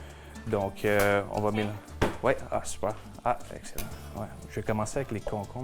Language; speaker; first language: French; native; French